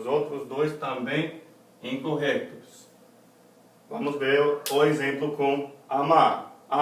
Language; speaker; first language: Portuguese; non-native, fluent; English